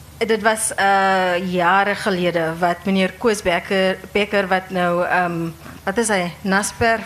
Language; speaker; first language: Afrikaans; native; Afrikaans